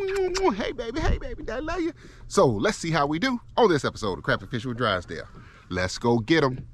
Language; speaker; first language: English; native; English